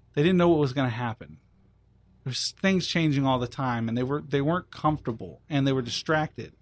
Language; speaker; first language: English; native; English